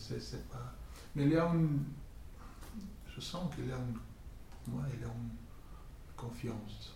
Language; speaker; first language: French; non-native, fluent; English